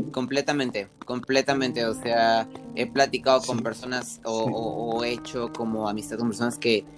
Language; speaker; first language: Spanish; native; Spanish